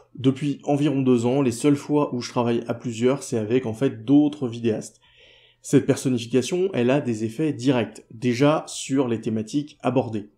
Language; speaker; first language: French; native; French